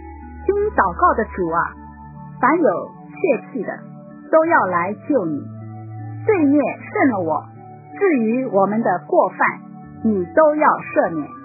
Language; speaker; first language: Chinese; native; Chinese